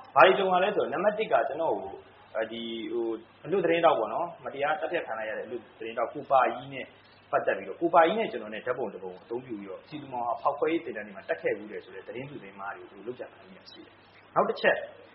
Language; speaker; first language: Burmese; native; Burmese